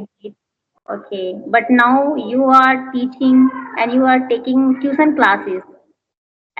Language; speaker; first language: English; non-native, learner; Hindi